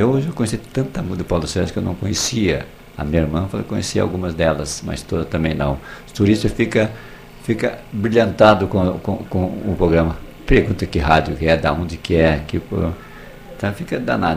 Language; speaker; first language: Portuguese; native; Portuguese